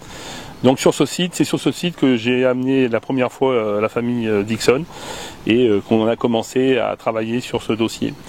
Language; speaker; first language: French; native; French